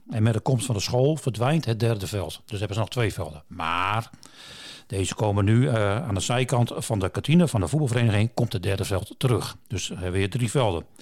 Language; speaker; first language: Dutch; native; Dutch